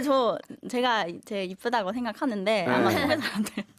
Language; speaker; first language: Korean; non-native, fluent; German